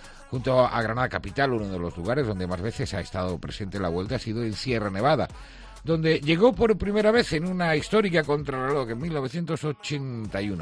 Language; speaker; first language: Spanish; native; Spanish